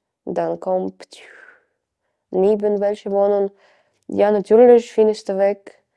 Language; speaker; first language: German; non-native, learner; Ukrainian